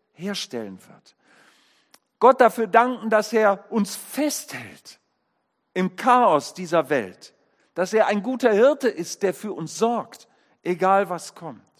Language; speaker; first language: German; native; German